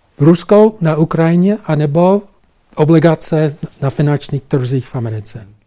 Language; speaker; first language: Czech; non-native, fluent; English